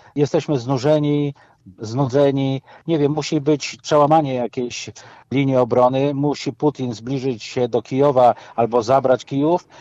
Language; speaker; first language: Polish; native; Polish